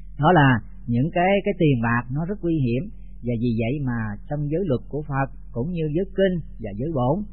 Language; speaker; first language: Vietnamese; native; Vietnamese